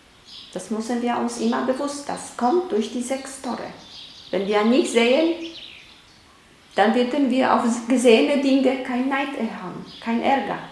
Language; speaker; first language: German; non-native, fluent; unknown